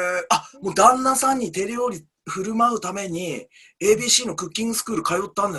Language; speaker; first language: Japanese; native; Japanese